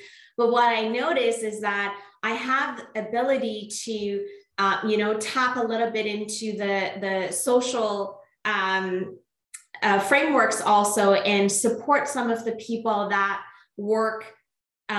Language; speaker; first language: English; non-native, fluent; Persian